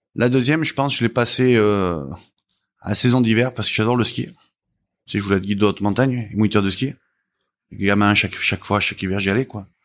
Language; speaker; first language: French; early bilingual, other home language; Korean